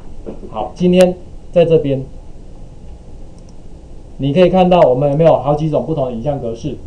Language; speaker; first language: Chinese; native; Chinese